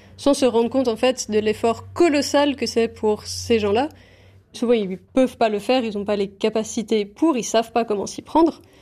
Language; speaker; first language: French; native; French